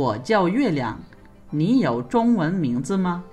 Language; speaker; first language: Chinese; non-native, fluent; Sinhala